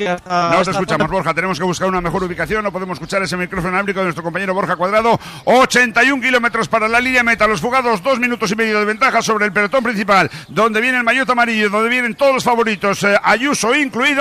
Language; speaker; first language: Spanish; native; Spanish